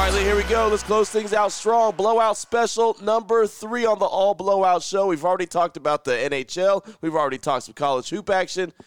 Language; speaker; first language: English; native; English